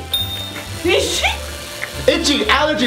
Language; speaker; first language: English; native; English